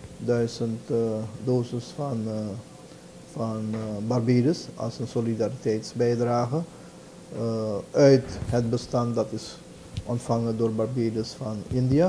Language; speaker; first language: Dutch; native; Dutch